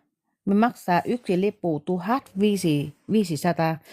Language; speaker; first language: Finnish; non-native, learner; Vietnamese